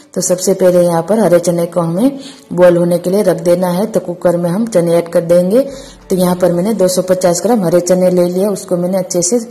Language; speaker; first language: Hindi; non-native, local second language; Gujarati